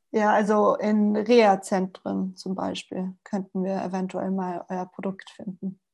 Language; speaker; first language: German; non-native, fluent; Spanish